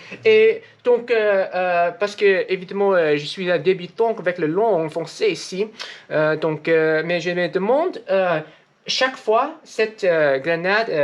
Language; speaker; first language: French; non-native, learner; English